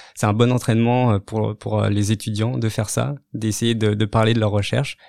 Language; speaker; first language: French; native; French